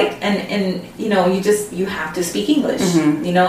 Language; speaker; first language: English; early bilingual, other home language; Spanish